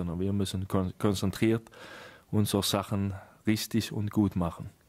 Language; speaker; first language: German; non-native, fluent; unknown